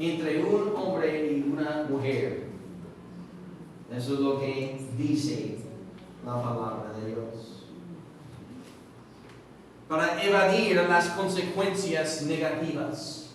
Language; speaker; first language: Spanish; non-native, fluent; English